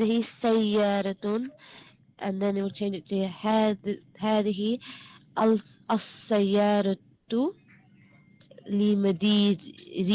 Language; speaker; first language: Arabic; non-native, learner; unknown